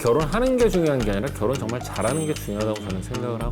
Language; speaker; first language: Korean; native; Korean